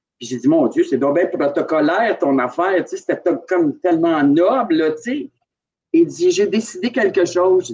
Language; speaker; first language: French; native; French